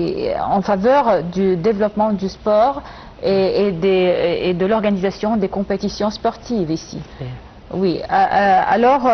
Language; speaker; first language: French; non-native, fluent; Arabic